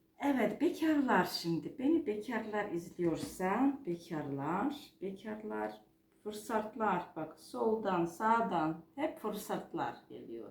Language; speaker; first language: Turkish; non-native, fluent; Georgian